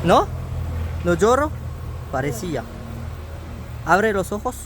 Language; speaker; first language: Spanish; non-native, learner; French